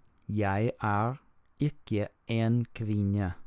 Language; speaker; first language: Norwegian; non-native, learner; English